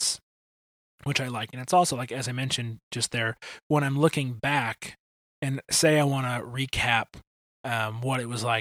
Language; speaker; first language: English; native; English